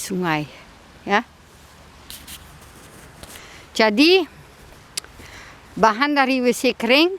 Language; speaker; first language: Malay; non-native, fluent; Dutch